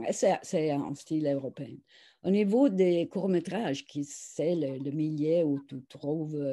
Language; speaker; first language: French; non-native, fluent; Italian